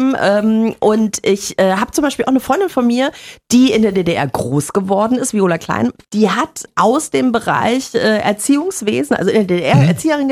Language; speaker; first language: German; native; German